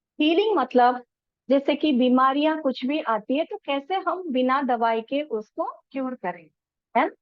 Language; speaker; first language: Hindi; non-native, local second language; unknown